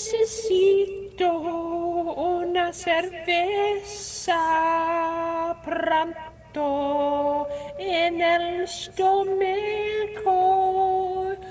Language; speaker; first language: Spanish; non-native, learner; English